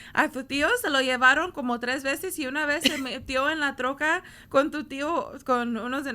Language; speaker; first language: Spanish; early bilingual, other home language; English